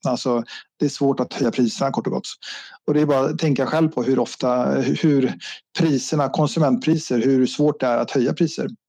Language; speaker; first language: Swedish; native; Swedish